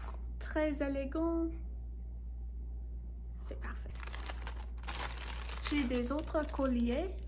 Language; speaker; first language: French; non-native, learner; English